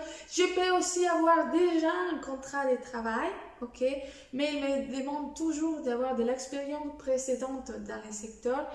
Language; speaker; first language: French; non-native, fluent; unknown